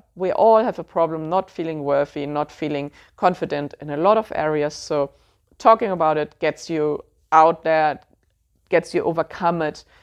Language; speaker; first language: English; non-native, fluent; German